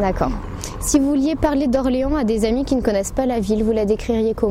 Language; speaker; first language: French; native; French